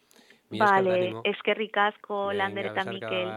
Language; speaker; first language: Basque; non-native, learner; Spanish